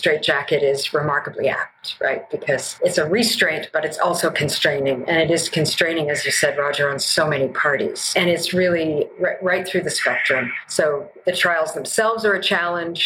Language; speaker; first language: English; native; English